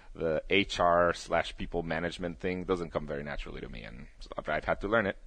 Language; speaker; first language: English; early bilingual, other home language; Spanish